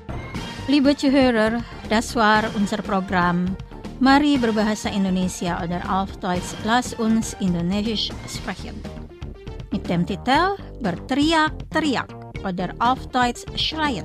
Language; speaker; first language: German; non-native, fluent; Indonesian